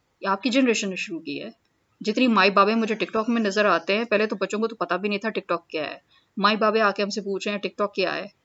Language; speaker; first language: Urdu; non-native, local second language; Punjabi